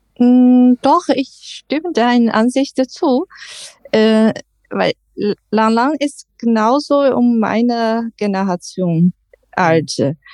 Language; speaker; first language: German; non-native, learner; Chinese